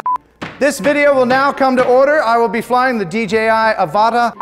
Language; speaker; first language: English; native; English